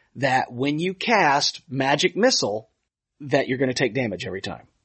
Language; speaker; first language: English; native; English